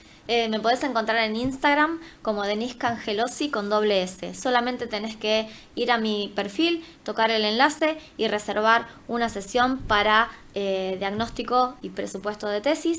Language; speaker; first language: Spanish; native; Spanish